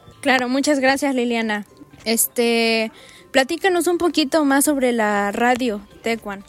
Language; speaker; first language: Spanish; native; Spanish